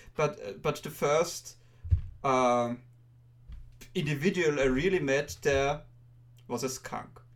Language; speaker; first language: English; non-native, fluent; German